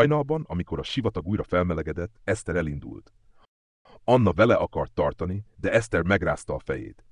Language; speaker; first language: Hungarian; native; Hungarian